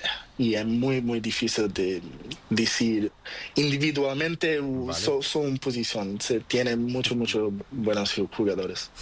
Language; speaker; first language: Spanish; non-native, learner; Portuguese